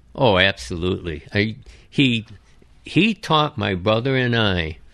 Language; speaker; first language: English; early bilingual, other home language; Japanese